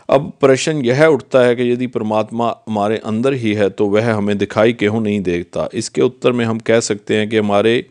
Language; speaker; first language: Hindi; non-native, local second language; Punjabi